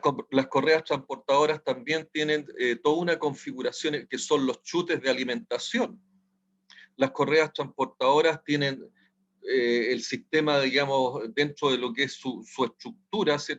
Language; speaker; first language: Spanish; native; Spanish